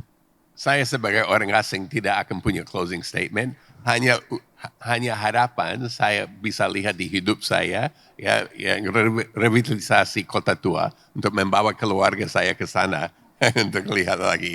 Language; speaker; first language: Indonesian; non-native, fluent; English